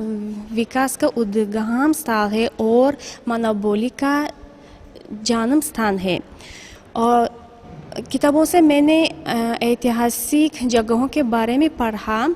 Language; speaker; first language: Hindi; non-native, fluent; Tajik